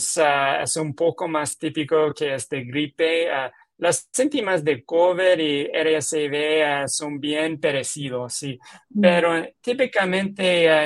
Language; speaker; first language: Spanish; non-native, learner; English